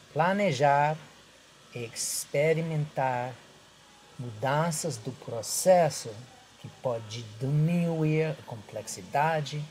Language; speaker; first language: Portuguese; non-native, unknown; English